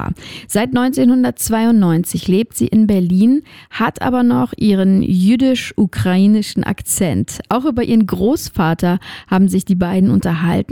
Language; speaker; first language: German; native; German